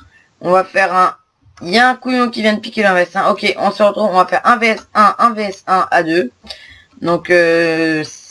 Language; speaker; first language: French; native; French